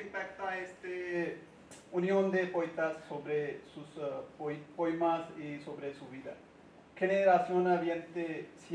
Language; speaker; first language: Spanish; non-native, learner; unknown